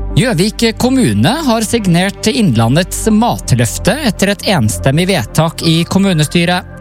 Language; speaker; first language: Norwegian; native; Norwegian